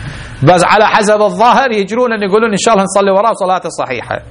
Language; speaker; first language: Arabic; native; Arabic